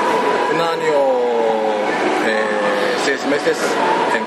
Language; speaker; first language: Spanish; non-native, learner; Japanese